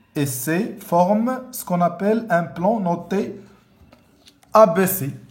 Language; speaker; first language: French; non-native, local second language; Arabic